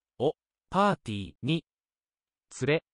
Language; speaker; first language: Japanese; non-native, learner; English